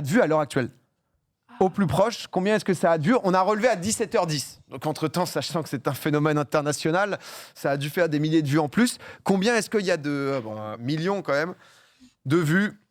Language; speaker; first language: French; native; French